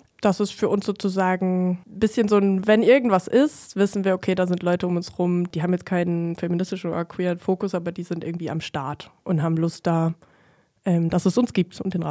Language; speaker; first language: German; native; German